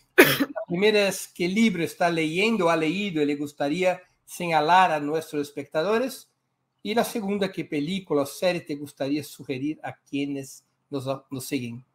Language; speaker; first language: Spanish; non-native, fluent; Portuguese